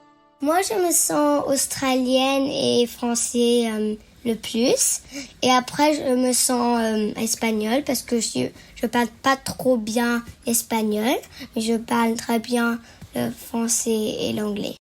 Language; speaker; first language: French; early bilingual, heritage; French